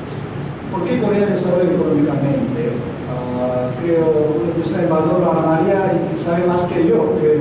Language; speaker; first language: Spanish; non-native, learner; Korean